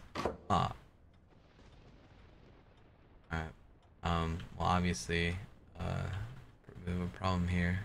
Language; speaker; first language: English; native; English